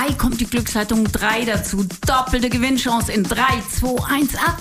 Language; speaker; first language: German; native; German